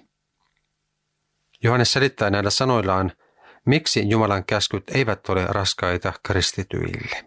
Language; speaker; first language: Finnish; native; Finnish